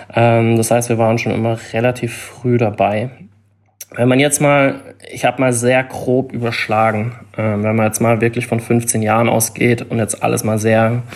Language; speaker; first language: German; native; German